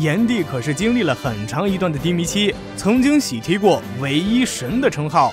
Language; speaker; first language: Chinese; native; Chinese